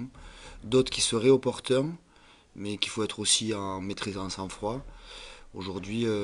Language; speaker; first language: French; native; French